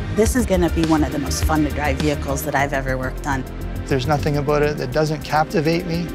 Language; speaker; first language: English; non-native, fluent; Chinese